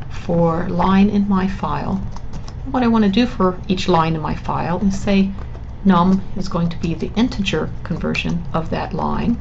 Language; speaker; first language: English; native; English